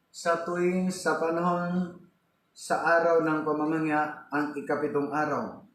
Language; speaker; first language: Filipino; non-native, local second language; Cebuano